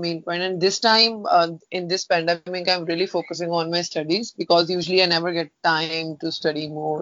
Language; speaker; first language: English; non-native, local second language; Punjabi